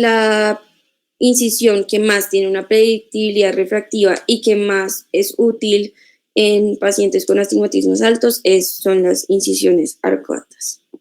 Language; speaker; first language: Spanish; native; Spanish